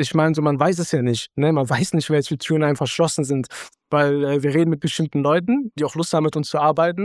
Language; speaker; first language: German; native; German